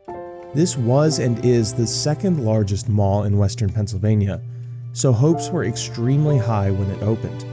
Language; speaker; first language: English; native; English